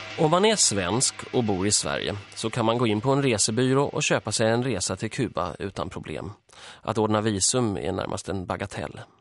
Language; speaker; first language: Swedish; early bilingual, other home language; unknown